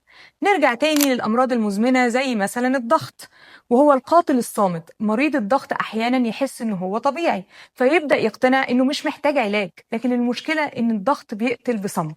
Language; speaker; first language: Arabic; native; Arabic